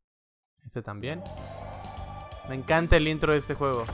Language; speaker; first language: Spanish; native; Spanish